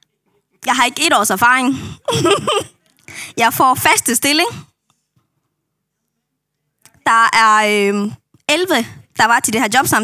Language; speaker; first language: Danish; non-native, local second language; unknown